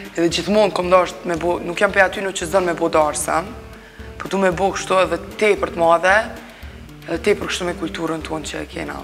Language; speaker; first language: Albanian; early bilingual, heritage; Albanian